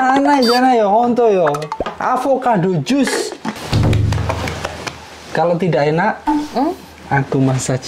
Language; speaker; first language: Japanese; non-native, fluent; Indonesian